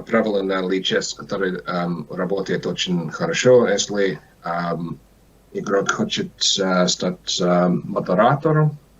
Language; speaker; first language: Russian; non-native, learner; English